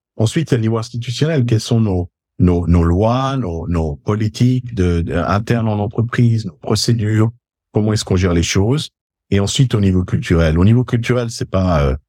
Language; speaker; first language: French; native; French